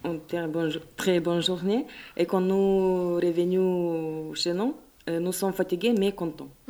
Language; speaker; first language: French; non-native, learner; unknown